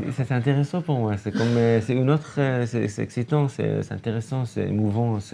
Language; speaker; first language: French; non-native, learner; Hebrew